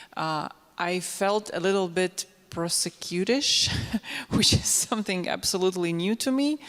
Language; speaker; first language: English; non-native, fluent; Ukrainian